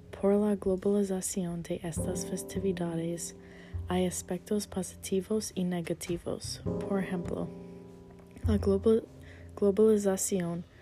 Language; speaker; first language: Spanish; non-native, learner; English